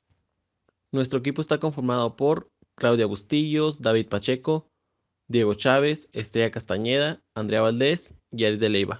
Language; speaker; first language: Spanish; native; Spanish